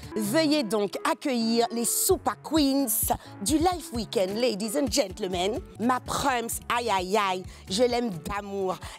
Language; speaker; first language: French; native; French